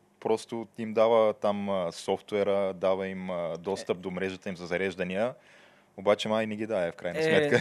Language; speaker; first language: Bulgarian; native; Bulgarian